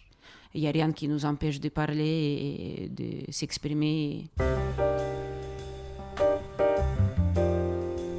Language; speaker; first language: French; non-native, fluent; Russian